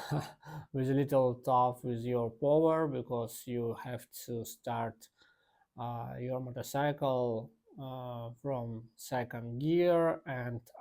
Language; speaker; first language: English; non-native, learner; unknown